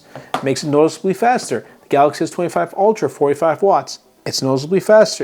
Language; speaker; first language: English; native; English